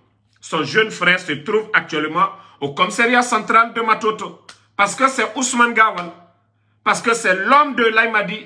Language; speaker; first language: French; non-native, local second language; Susu